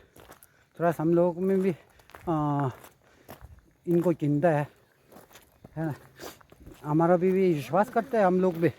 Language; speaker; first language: Hindi; non-native, local second language; Tibetan